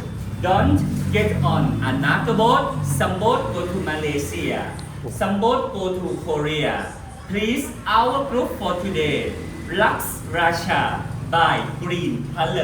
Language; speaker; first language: English; non-native, learner; Thai